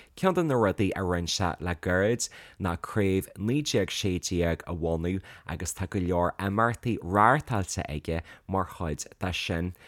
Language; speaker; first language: Irish; native; Irish